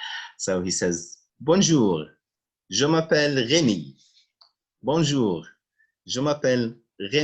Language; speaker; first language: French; non-native, local second language; Arabic